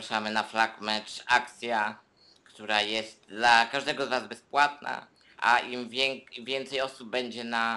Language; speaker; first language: Polish; native; Polish